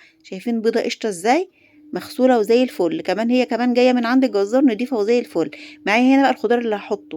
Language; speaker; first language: Arabic; native; Arabic